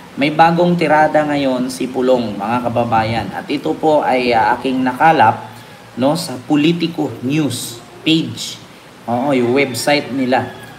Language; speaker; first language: Filipino; non-native, local second language; Cebuano